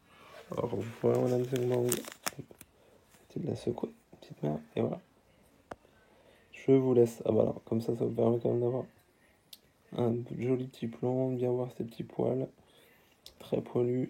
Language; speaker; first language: French; native; French